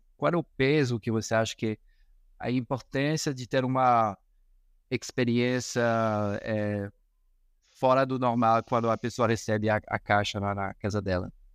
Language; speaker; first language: Portuguese; non-native, fluent; Spanish